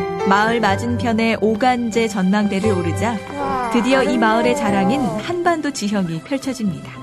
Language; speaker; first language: Korean; native; Korean